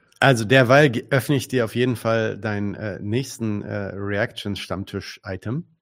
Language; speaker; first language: German; native; German